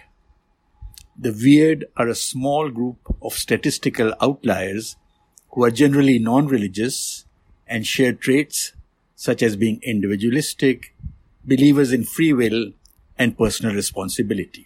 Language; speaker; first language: English; non-native, local second language; Hindi